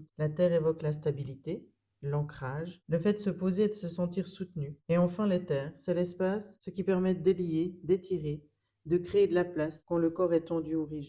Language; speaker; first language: French; native; French